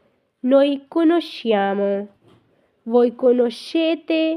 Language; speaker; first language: Italian; non-native, fluent; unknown